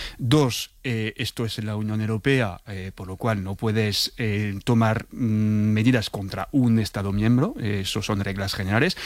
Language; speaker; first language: Spanish; non-native, fluent; French